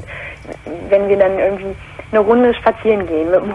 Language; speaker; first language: German; native; German